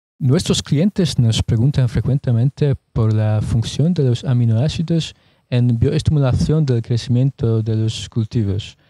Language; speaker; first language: Spanish; non-native, fluent; Polish